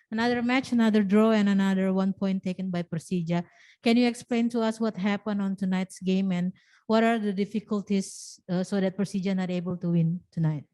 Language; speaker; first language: English; non-native, fluent; Indonesian